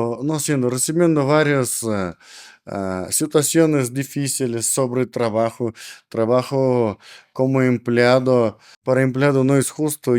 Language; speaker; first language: Spanish; non-native, learner; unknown